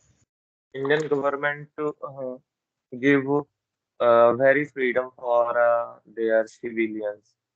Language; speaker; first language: English; non-native, learner; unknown